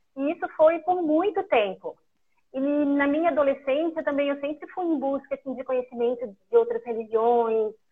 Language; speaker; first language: Portuguese; native; Portuguese